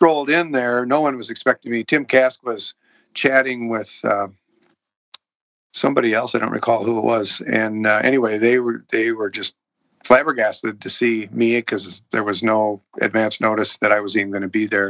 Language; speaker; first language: English; native; English